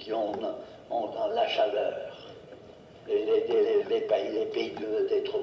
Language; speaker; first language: French; non-native, fluent; Portuguese